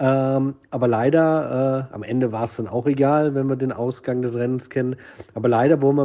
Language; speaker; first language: German; native; German